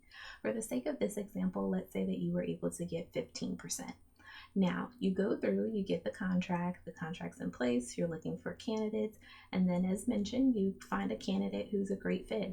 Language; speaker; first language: English; native; English